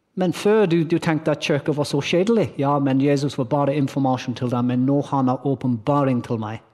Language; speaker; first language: Norwegian; non-native, learner; English